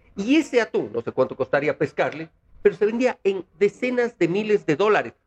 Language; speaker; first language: Spanish; native; Spanish